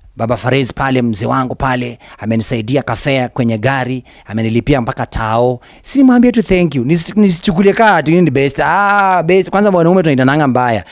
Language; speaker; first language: Swahili; non-native, local second language; Luyia